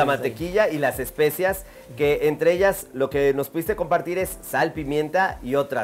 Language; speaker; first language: Spanish; native; Spanish